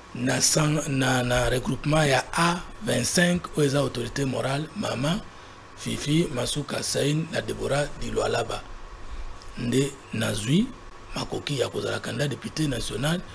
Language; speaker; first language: Lingala; non-native, local second language; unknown